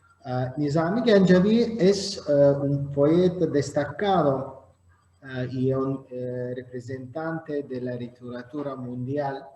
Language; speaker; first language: Spanish; non-native, fluent; Azerbaijani